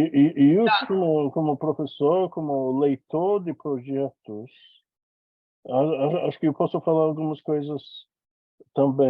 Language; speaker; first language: Portuguese; non-native, fluent; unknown